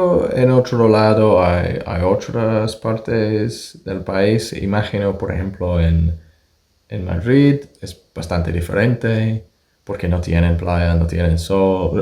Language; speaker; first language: Spanish; non-native, fluent; English